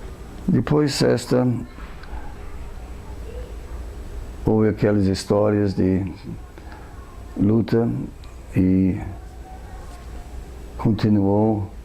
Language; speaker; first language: Portuguese; non-native, fluent; English